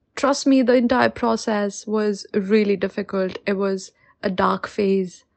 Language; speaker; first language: English; non-native, local second language; Hindi